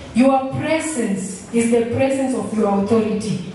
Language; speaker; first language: English; non-native, local second language; Swahili